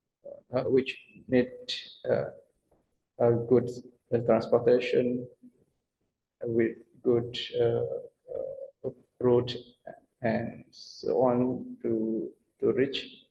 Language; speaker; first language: English; non-native, fluent; Banjar